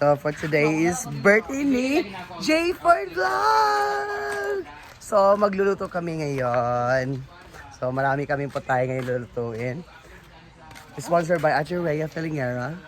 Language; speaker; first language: Filipino; non-native, local second language; Cebuano